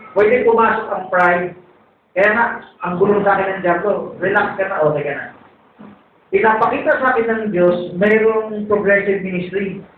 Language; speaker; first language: Filipino; native; Filipino